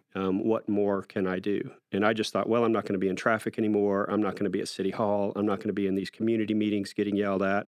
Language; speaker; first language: English; native; English